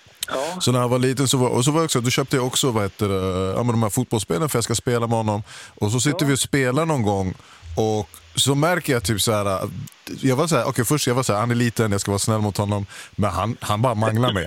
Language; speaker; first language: Swedish; native; Swedish